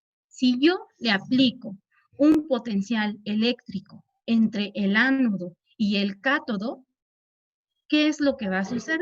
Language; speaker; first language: Spanish; native; Spanish